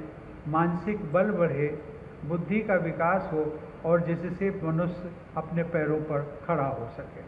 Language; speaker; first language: Hindi; native; Hindi